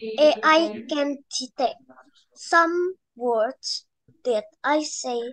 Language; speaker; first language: English; non-native, learner; Indonesian